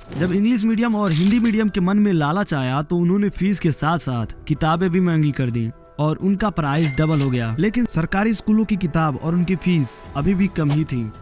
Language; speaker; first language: Hindi; native; Hindi